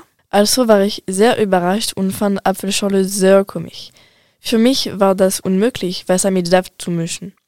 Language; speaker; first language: German; non-native, learner; French